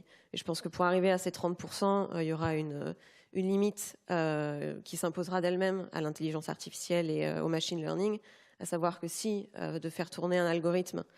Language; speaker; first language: French; native; French